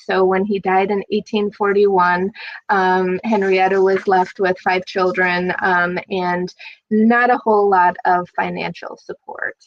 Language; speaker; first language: English; native; English